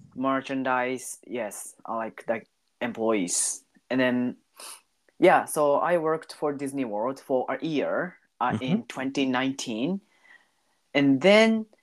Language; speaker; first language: English; non-native, learner; Japanese